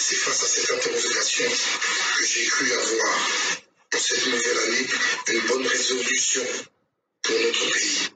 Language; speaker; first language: French; non-native, local second language; Lingala